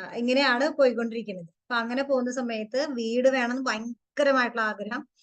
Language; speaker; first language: Malayalam; early bilingual, heritage; Malayalam